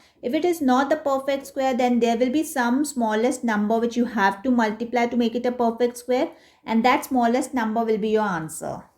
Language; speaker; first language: English; non-native, local second language; Hindi